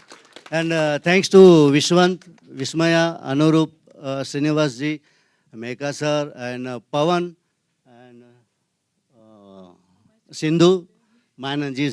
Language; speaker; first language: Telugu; non-native, learner; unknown